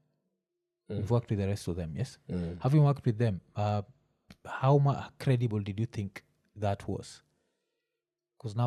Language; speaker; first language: English; non-native, local second language; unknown